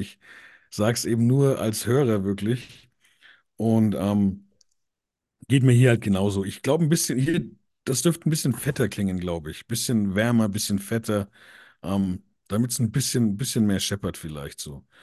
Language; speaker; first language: German; native; German